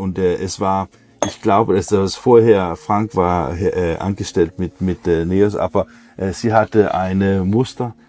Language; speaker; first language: German; non-native, learner; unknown